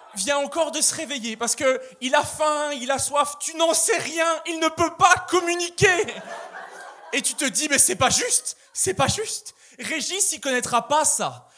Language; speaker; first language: French; native; French